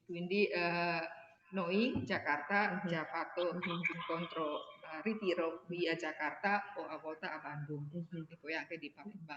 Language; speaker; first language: Italian; non-native, learner; Indonesian